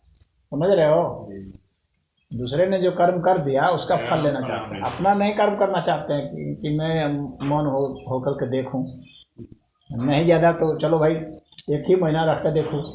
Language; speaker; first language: Hindi; native; Hindi